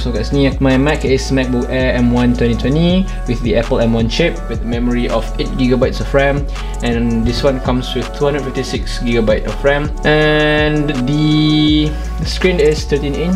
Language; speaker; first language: English; non-native, local second language; Malay